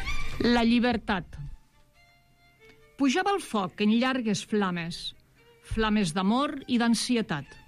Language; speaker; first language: Catalan; native; Catalan